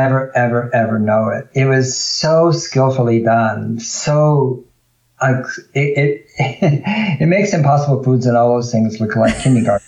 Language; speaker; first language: English; native; English